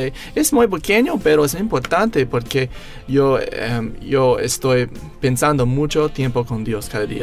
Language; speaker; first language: Spanish; non-native, learner; English